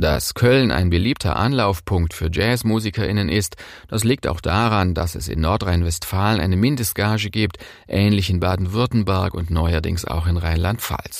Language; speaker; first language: German; native; German